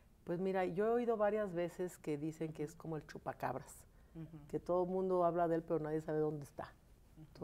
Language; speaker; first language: Spanish; native; Spanish